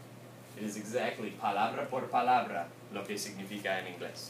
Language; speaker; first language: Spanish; non-native, fluent; English